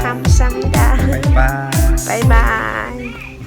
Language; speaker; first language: Korean; non-native, learner; Thai